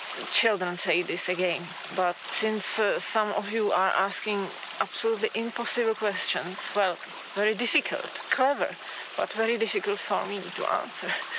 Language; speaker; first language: English; non-native, fluent; Czech